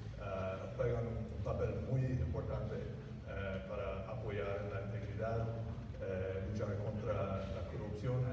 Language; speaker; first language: Spanish; non-native, fluent; English